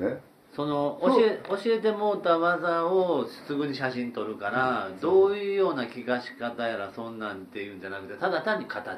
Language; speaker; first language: Japanese; native; Japanese